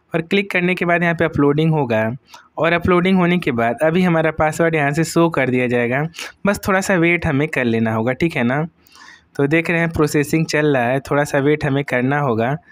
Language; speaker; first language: Hindi; native; Hindi